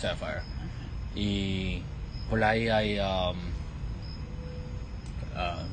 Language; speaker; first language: Spanish; non-native, fluent; English